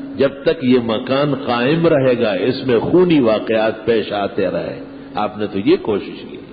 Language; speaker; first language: Urdu; non-native, local second language; Pashto